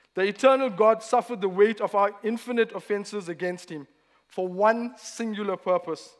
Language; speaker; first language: English; native; English